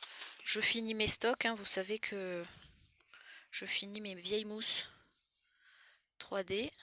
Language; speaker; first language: French; native; French